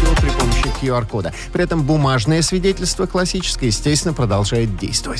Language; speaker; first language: Russian; native; Russian